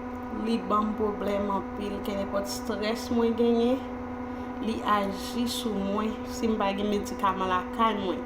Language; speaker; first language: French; non-native, learner; Haitian Creole